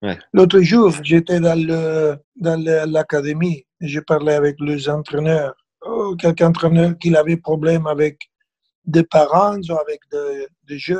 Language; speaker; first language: French; non-native, fluent; Spanish